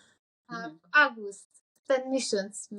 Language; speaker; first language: Polish; non-native, learner; Hungarian